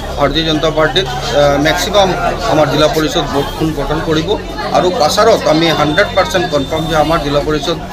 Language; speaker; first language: Assamese; non-native, local second language; Bangla